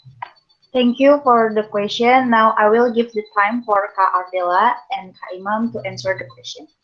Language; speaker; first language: English; non-native, learner; Indonesian